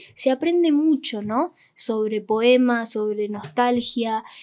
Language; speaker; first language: Spanish; native; Spanish